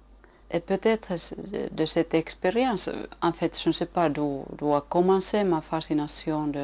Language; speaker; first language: French; non-native, fluent; Finnish